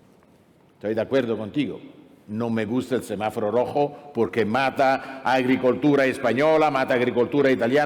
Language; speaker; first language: Spanish; non-native, fluent; Italian